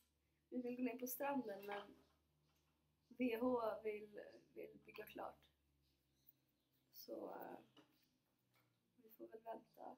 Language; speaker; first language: Swedish; native; Swedish